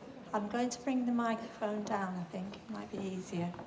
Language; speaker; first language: English; native; English